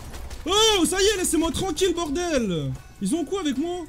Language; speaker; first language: French; native; French